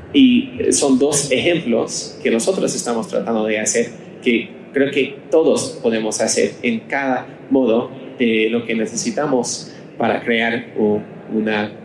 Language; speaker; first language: Spanish; non-native, learner; English